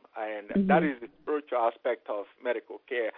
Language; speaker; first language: English; non-native, local second language; Igbo